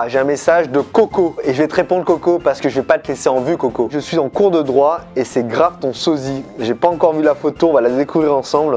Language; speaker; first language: French; native; French